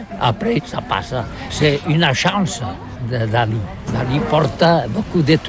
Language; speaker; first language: French; non-native, learner; Catalan